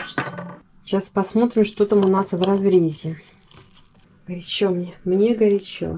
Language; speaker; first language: Russian; native; Russian